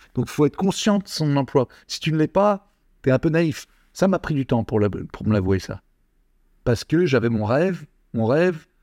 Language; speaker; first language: French; native; French